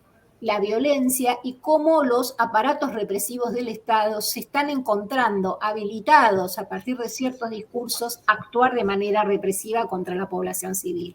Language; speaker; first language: Spanish; native; Spanish